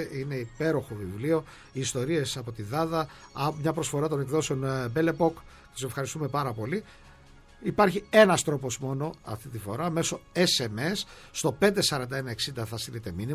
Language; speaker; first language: Greek; native; Greek